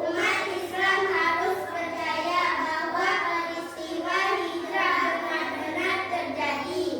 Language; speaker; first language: Indonesian; native; Indonesian